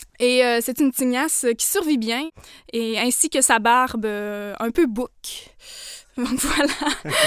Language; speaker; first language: French; native; French